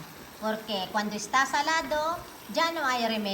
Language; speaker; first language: Spanish; non-native, fluent; Filipino